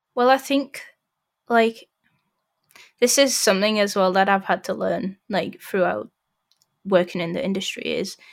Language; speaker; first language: English; native; English